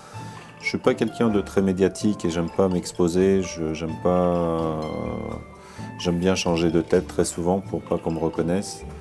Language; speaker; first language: French; early bilingual, other home language; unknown